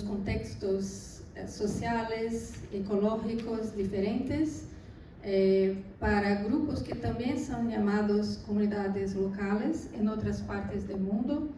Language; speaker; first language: Spanish; non-native, fluent; Portuguese